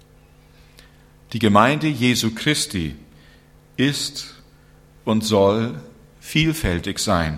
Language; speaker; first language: German; non-native, fluent; English